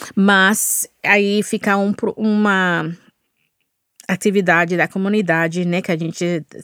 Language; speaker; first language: Portuguese; non-native, fluent; English